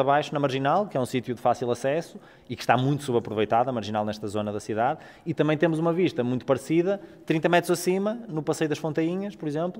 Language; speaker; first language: Portuguese; native; Portuguese